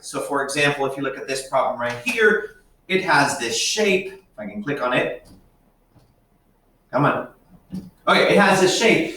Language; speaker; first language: English; native; English